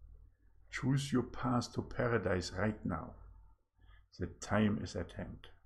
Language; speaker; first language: English; non-native, fluent; German